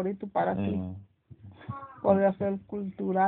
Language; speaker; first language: Spanish; native; Spanish